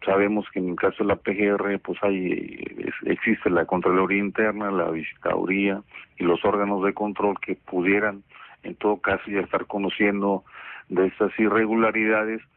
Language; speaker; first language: Spanish; native; Spanish